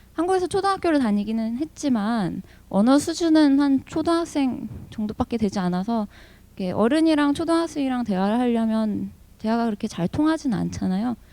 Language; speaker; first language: Korean; early bilingual, heritage; Korean